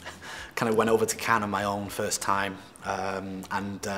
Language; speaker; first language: English; native; English